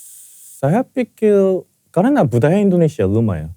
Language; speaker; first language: Indonesian; non-native, fluent; Korean